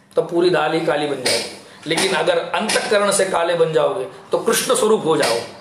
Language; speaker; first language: Hindi; non-native, local second language; Marathi